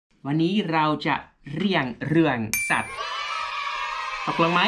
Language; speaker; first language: Thai; non-native, learner; Dutch